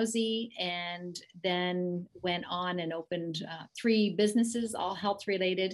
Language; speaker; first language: English; native; English